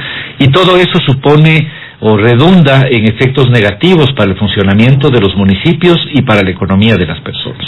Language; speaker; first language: Spanish; native; Spanish